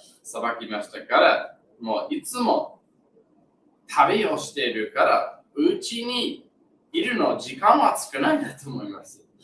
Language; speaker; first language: Japanese; non-native, fluent; English